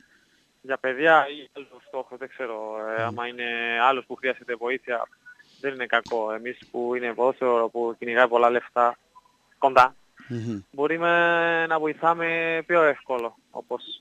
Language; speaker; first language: Greek; non-native, learner; Spanish